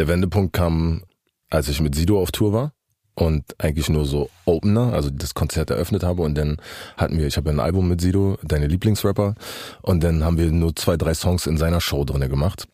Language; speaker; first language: German; native; German